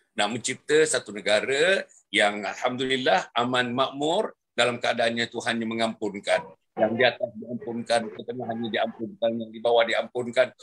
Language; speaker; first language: Malay; native; Malay